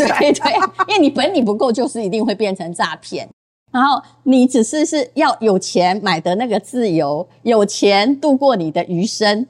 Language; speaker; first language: Chinese; native; Chinese